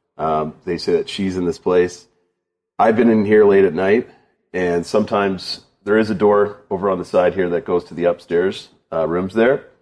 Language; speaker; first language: English; native; English